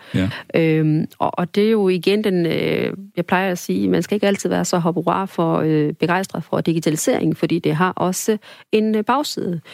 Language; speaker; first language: Danish; early bilingual, other home language; Tamil